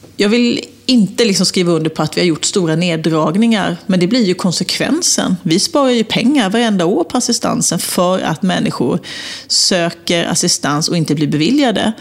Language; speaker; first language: Swedish; native; Swedish